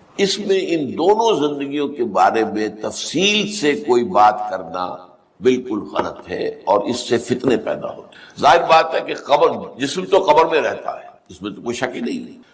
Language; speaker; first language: Urdu; native; Urdu